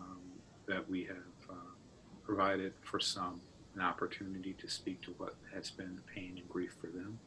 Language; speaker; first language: English; native; English